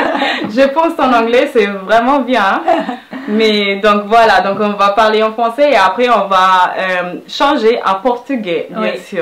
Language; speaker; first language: French; non-native, fluent; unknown